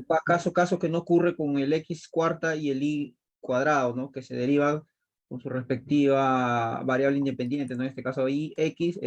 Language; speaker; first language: Spanish; native; Spanish